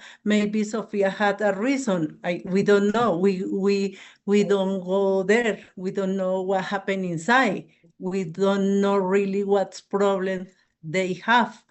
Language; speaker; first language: English; non-native, learner; Spanish